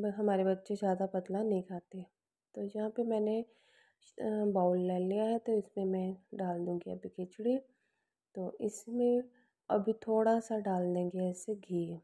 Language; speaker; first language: Hindi; non-native, local second language; Punjabi